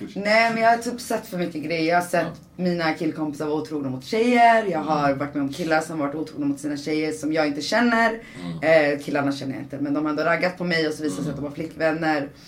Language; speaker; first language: Swedish; early bilingual, other home language; Persian